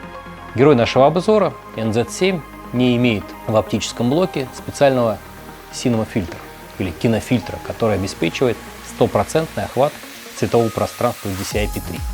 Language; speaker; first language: Russian; native; Russian